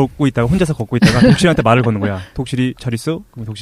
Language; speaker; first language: Korean; native; Korean